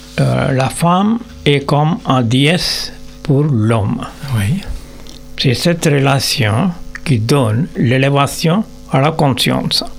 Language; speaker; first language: French; non-native, learner; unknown